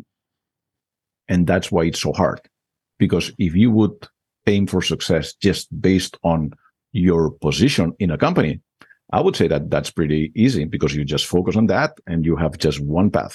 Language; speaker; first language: English; non-native, fluent; Spanish